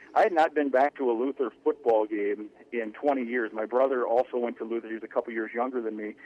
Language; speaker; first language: English; native; English